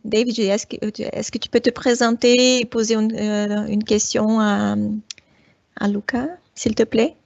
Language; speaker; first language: French; non-native, fluent; Portuguese